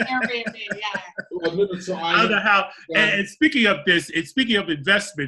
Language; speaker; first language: English; native; English